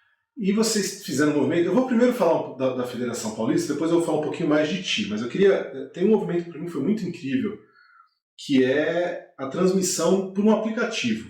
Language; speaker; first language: Portuguese; native; Portuguese